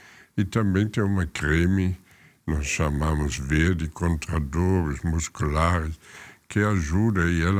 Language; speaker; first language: Portuguese; non-native, fluent; German